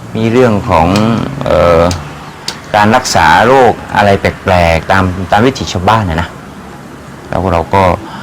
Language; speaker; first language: Thai; native; Thai